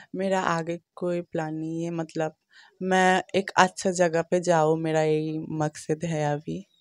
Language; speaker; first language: Hindi; non-native, local second language; Bangla